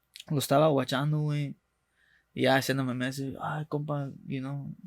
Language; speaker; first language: English; early bilingual, other home language; Spanish